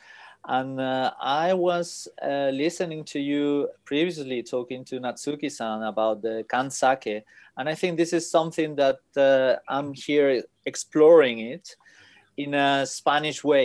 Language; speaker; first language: English; non-native, fluent; Spanish